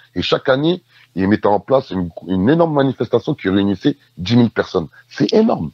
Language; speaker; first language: French; native; French